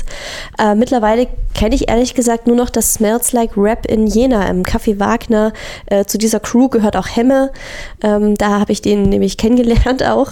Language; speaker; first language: German; native; German